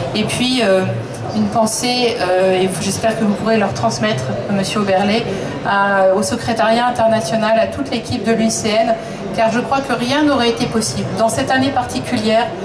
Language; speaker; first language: French; native; French